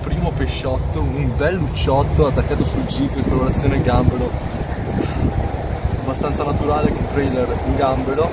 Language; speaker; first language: Italian; native; Italian